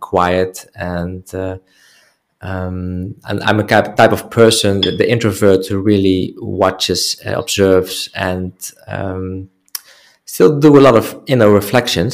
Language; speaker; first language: English; non-native, fluent; Dutch